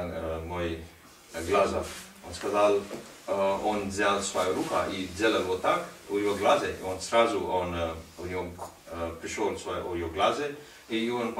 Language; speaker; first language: Russian; non-native, learner; Hindi